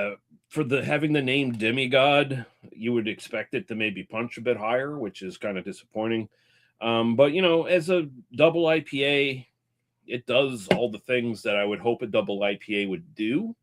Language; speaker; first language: English; native; English